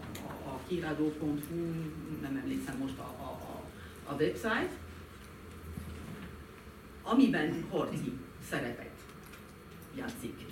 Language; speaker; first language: Hungarian; non-native, fluent; French